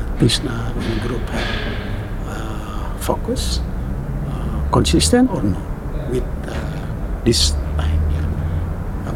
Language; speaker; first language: English; non-native, learner; Indonesian